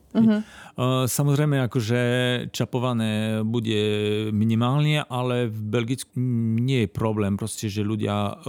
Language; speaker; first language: Slovak; non-native, fluent; French